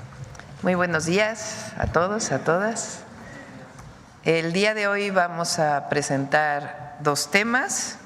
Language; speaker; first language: Spanish; native; Spanish